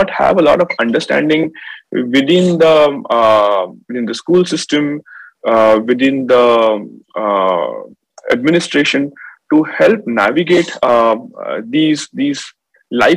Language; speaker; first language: English; non-native, local second language; Marathi